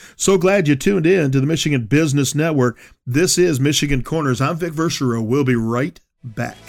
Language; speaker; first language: English; native; English